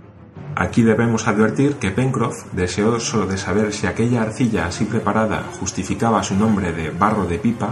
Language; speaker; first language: Spanish; native; Spanish